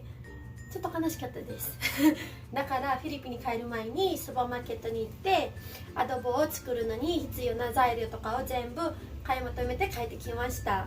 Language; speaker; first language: Japanese; non-native, fluent; Filipino